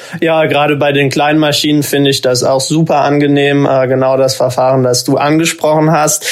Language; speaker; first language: German; native; German